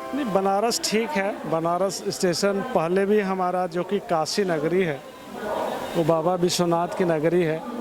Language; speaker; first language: Hindi; native; Hindi